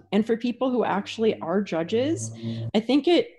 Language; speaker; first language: English; native; English